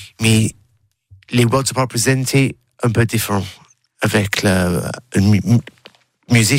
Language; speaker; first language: French; non-native, learner; English